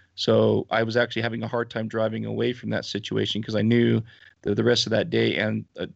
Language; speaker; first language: English; native; English